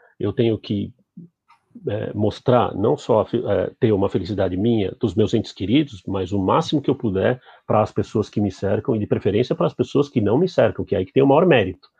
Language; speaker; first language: Portuguese; early bilingual, other home language; Spanish